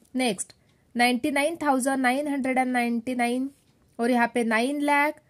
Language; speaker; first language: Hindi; non-native, local second language; Marathi